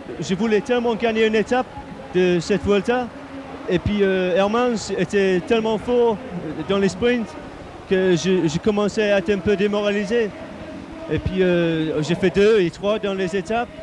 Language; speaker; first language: French; non-native, fluent; English